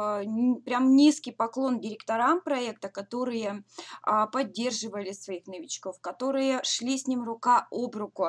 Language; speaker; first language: Russian; native; Russian